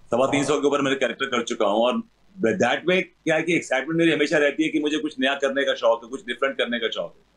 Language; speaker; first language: Hindi; native; Hindi